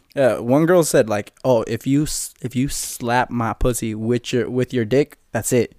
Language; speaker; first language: English; early bilingual, other home language; Spanish